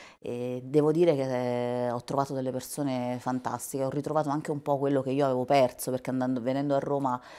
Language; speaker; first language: Italian; native; Italian